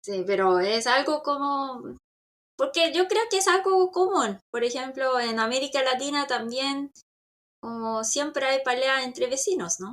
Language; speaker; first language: Spanish; non-native, local second language; Korean